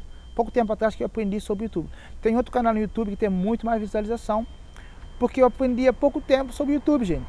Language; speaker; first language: Portuguese; non-native, local second language; Kabuverdianu